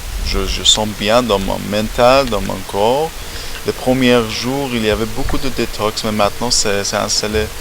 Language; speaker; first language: French; non-native, learner; English